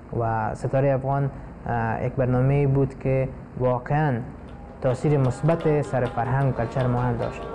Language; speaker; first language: Persian; non-native, local second language; Pashto